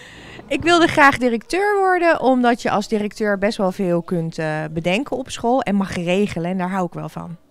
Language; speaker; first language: Dutch; native; Dutch